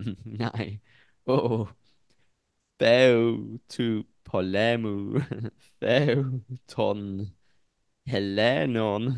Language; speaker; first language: Greek; non-native, learner; English